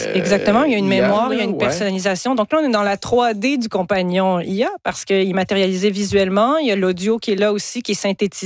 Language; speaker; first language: French; native; French